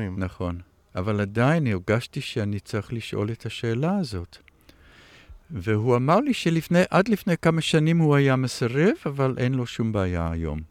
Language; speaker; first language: Hebrew; non-native, fluent; English